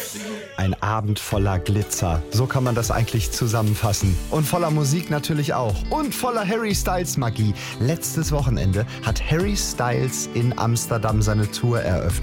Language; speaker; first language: German; native; German